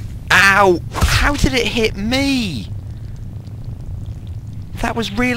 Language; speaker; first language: English; native; English